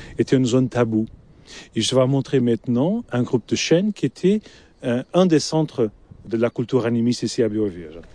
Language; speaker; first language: French; non-native, fluent; Portuguese